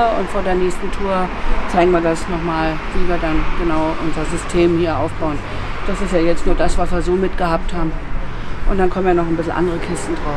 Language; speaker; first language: German; native; German